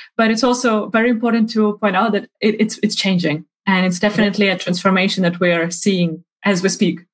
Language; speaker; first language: English; non-native, fluent; Ukrainian